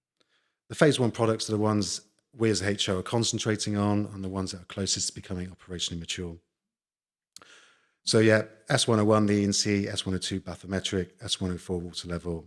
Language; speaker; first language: English; native; English